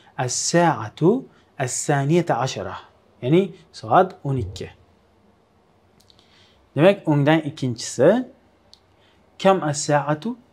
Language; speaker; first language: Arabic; non-native, fluent; Uzbek